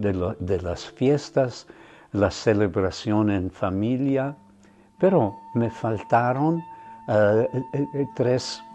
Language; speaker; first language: Spanish; non-native, fluent; German